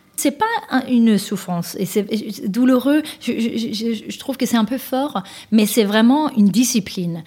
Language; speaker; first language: French; non-native, fluent; Danish